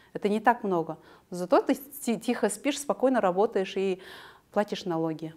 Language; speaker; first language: Russian; non-native, local second language; Kazakh